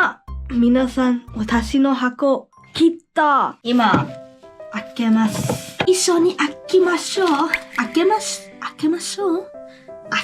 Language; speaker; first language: Japanese; non-native, learner; English